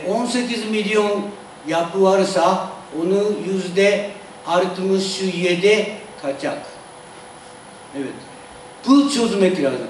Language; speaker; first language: Turkish; non-native, learner; Japanese